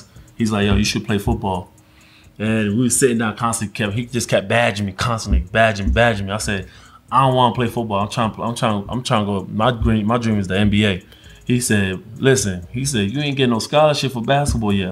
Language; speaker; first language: English; early bilingual, other home language; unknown